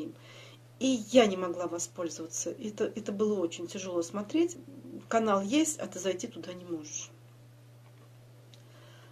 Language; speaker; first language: Russian; native; Russian